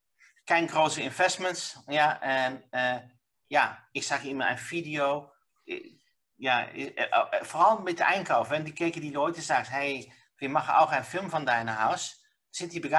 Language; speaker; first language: German; non-native, learner; Dutch